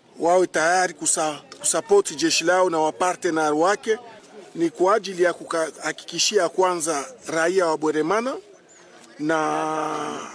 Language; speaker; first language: Swahili; native; Swahili